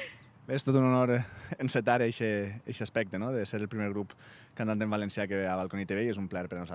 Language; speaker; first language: Catalan; native; Catalan